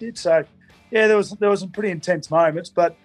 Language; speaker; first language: English; native; English